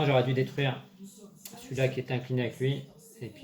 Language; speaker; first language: French; native; French